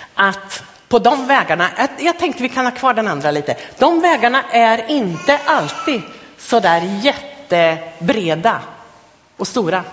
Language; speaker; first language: Swedish; native; Swedish